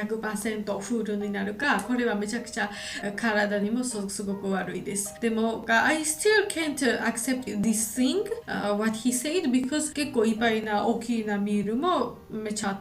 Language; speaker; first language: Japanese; non-native, learner; Georgian